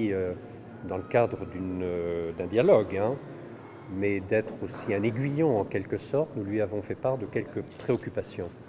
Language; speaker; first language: French; native; French